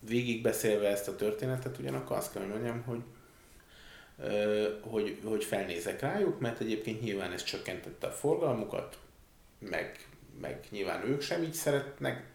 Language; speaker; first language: Hungarian; native; Hungarian